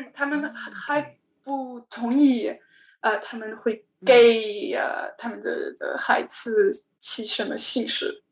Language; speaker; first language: Chinese; non-native, learner; French